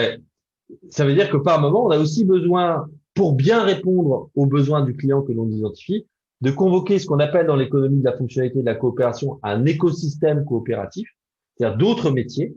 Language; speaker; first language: French; native; French